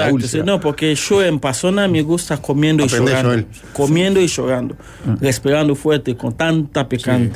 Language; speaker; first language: Spanish; non-native, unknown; Yoruba